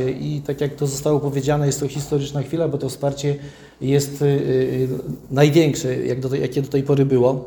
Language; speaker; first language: Polish; native; Polish